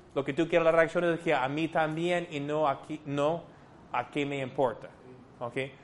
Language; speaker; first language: Spanish; non-native, fluent; English